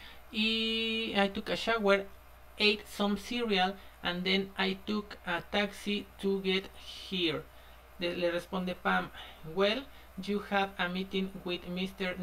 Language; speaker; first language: English; non-native, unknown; Spanish